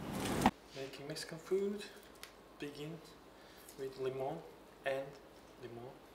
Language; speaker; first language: English; non-native, learner; Korean